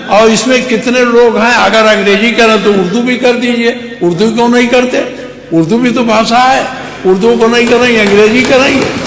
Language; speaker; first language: Hindi; native; Hindi